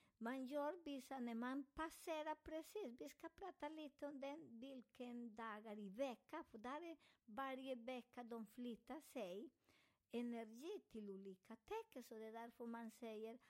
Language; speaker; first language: Swedish; non-native, learner; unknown